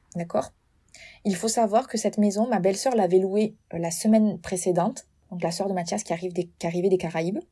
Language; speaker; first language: French; native; French